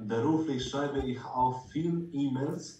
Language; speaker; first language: German; non-native, learner; Croatian